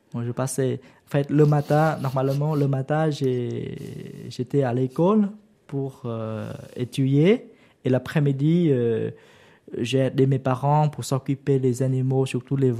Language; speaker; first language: French; non-native, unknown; Vietnamese